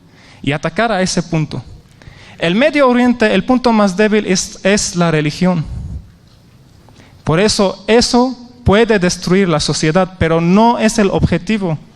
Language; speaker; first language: Spanish; non-native, fluent; Arabic